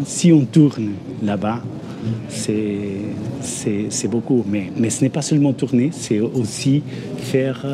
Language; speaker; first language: French; non-native, fluent; Portuguese